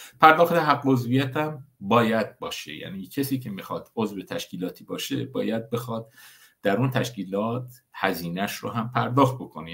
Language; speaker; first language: Persian; non-native, local second language; Kurdish